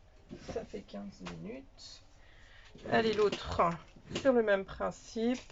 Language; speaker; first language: French; native; French